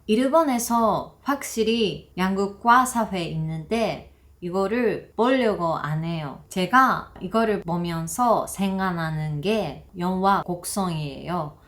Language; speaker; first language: Korean; non-native, learner; Japanese